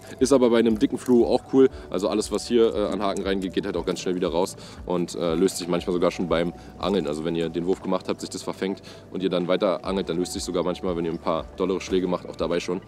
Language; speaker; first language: German; native; German